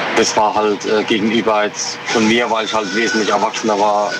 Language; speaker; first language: German; native; German